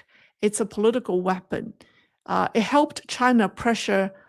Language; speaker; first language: English; non-native, fluent; Chinese